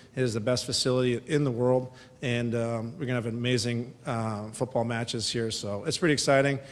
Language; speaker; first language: English; native; English